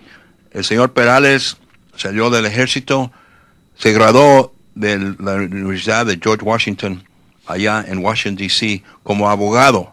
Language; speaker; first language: Spanish; early bilingual, heritage; Spanish